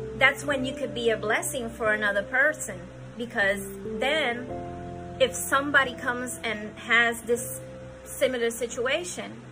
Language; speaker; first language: English; early bilingual, other home language; Spanish